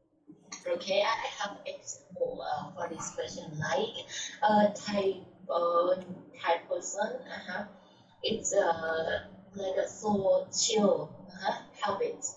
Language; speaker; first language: English; non-native, learner; Thai